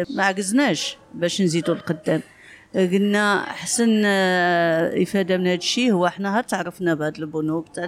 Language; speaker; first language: Arabic; native; Arabic